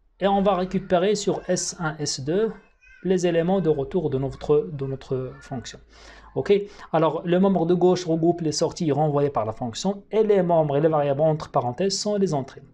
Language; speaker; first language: French; non-native, local second language; Arabic